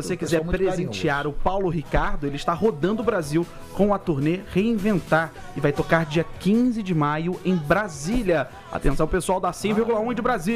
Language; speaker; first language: Portuguese; native; Portuguese